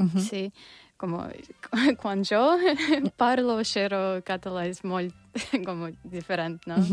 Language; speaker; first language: Catalan; non-native, learner; Russian